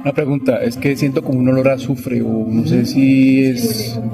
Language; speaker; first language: Spanish; native; Spanish